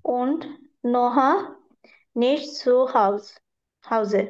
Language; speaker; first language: German; non-native, learner; Bangla